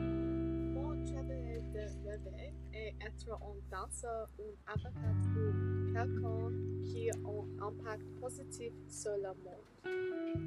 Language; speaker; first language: French; non-native, learner; English